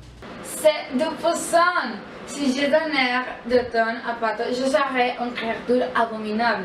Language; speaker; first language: French; non-native, learner; Spanish